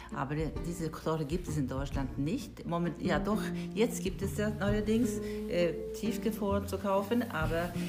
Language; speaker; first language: German; non-native, fluent; Swedish